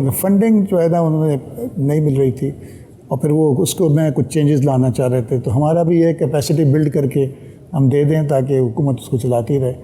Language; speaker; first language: Urdu; native; Urdu